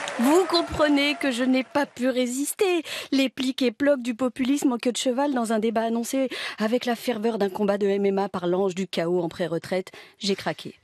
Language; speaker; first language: French; native; French